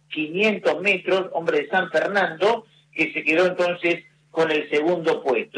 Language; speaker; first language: Spanish; native; Spanish